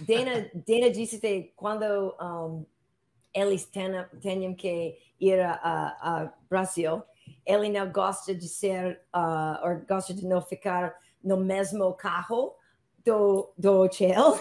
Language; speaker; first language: Portuguese; non-native, learner; English